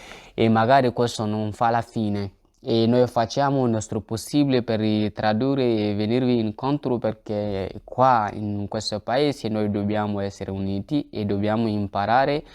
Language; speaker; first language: Italian; non-native, learner; Bambara